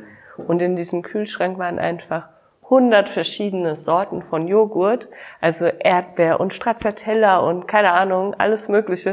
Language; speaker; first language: German; native; German